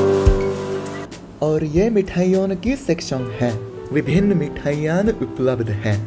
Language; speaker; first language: Hindi; non-native, fluent; Japanese